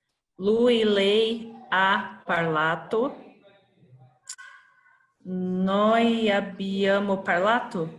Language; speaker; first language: Italian; non-native, learner; Portuguese